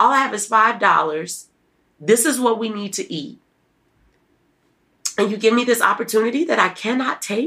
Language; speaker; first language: English; native; English